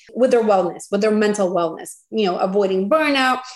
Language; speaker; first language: English; non-native, fluent; Spanish